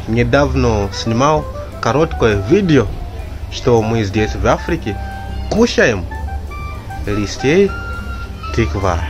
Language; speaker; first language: Russian; non-native, learner; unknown